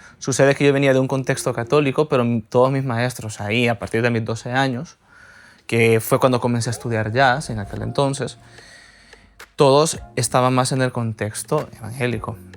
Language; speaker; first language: Spanish; native; Spanish